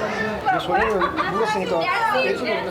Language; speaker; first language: Korean; native; Korean